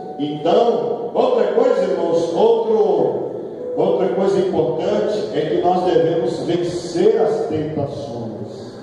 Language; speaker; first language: Portuguese; native; Portuguese